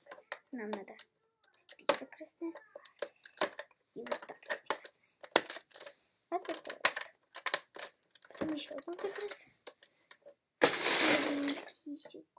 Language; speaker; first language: Russian; early bilingual, heritage; Russian